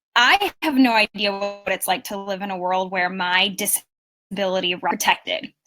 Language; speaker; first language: English; native; English